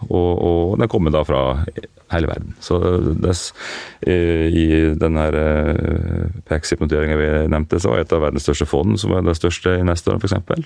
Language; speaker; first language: Norwegian; native; Norwegian